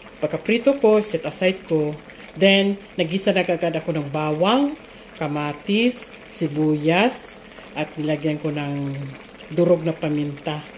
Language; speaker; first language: Filipino; non-native, local second language; Cebuano